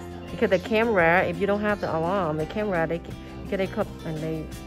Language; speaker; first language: English; non-native, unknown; Vietnamese